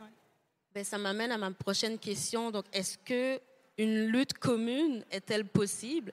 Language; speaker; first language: French; native; French